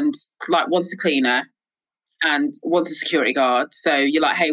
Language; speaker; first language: English; native; English